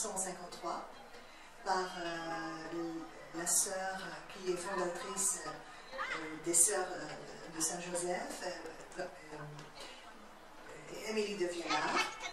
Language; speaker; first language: French; non-native, fluent; Arabic